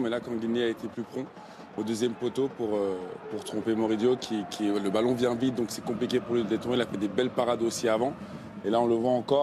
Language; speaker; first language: French; native; French